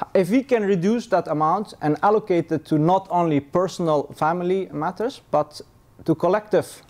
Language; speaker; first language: English; non-native, fluent; Persian